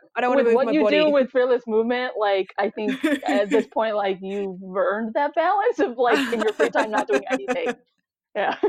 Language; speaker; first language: English; early bilingual, other home language; Samoan